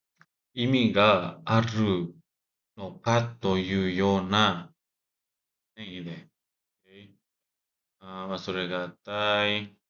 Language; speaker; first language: Japanese; non-native, learner; Indonesian